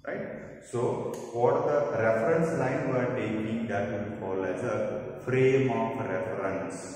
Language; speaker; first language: English; non-native, local second language; Kannada